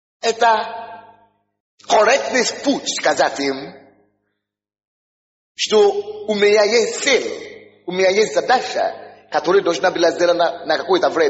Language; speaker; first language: Russian; non-native, fluent; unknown